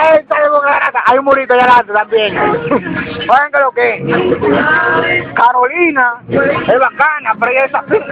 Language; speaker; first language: Spanish; native; Spanish